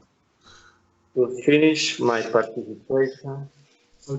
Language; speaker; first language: English; non-native, learner; Spanish